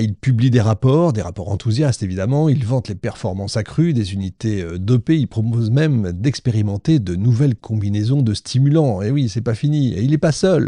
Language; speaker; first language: French; native; French